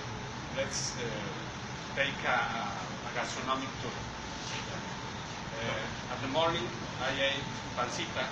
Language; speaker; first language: English; non-native, learner; Spanish